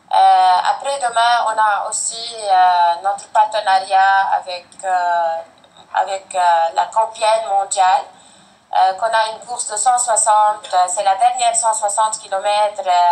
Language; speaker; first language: French; non-native, fluent; Arabic